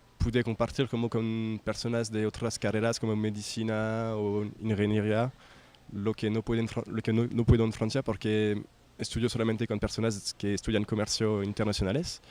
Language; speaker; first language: Spanish; non-native, fluent; French